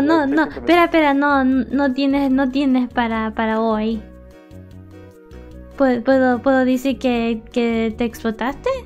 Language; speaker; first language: Spanish; early bilingual, heritage; Spanish